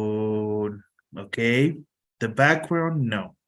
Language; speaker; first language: English; non-native, fluent; Spanish